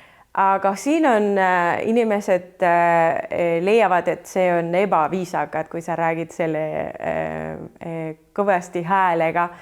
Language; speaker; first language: Estonian; non-native, fluent; Spanish